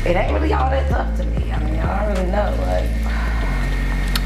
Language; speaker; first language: English; native; English